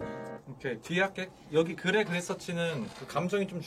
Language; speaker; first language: Korean; native; Korean